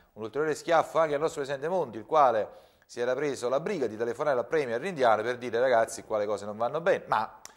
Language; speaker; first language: Italian; native; Italian